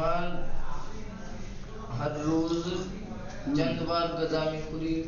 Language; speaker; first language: Persian; non-native, learner; Urdu